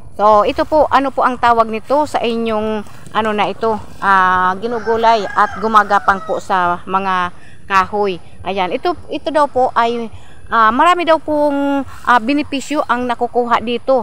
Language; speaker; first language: Filipino; non-native, local second language; Bikol